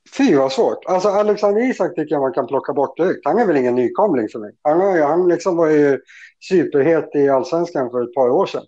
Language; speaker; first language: Swedish; native; Swedish